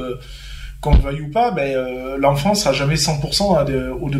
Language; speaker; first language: French; native; French